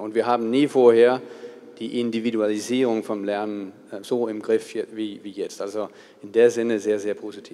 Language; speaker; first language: German; non-native, fluent; Danish